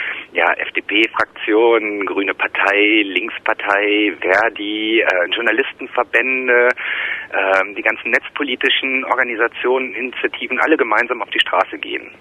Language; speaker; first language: German; native; German